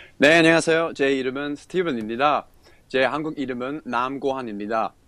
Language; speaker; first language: Korean; non-native, learner; English